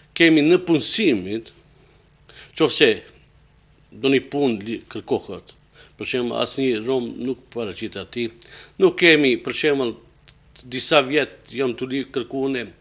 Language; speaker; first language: Albanian; non-native, local second language; Romany